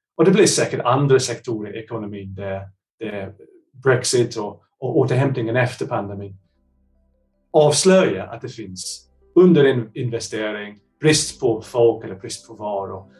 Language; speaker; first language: Swedish; non-native, fluent; English